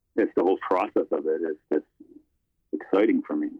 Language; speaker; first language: English; non-native, fluent; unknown